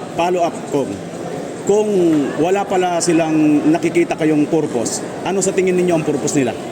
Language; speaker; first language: Filipino; native; Filipino